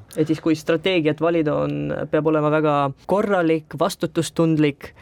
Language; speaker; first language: Estonian; non-native, local second language; Russian